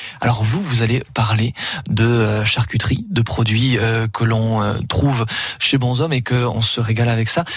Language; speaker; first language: French; native; French